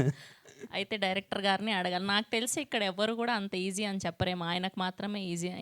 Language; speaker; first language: Telugu; native; Telugu